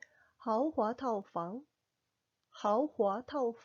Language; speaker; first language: Chinese; non-native, fluent; Korean